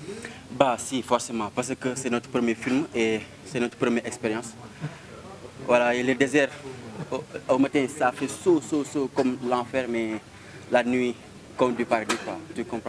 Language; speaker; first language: French; non-native, local second language; Wolof